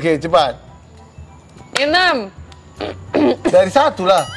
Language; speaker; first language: Indonesian; native; Indonesian